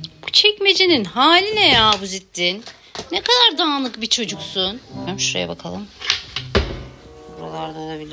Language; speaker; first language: Turkish; native; Turkish